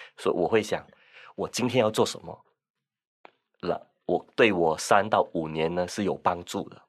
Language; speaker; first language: Chinese; non-native, local second language; Min Nan Chinese